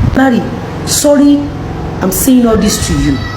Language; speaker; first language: English; non-native, local second language; Yoruba